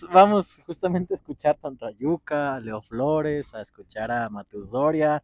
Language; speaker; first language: Spanish; native; Spanish